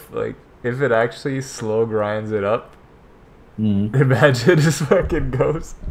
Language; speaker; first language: English; native; English